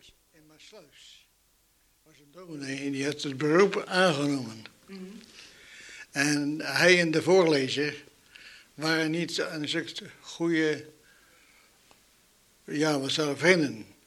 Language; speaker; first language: Dutch; native; Dutch